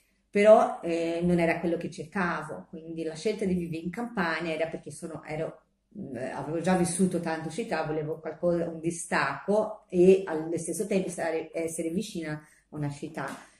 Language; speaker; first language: Italian; non-native, fluent; Portuguese